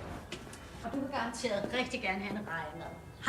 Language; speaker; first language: Danish; native; Danish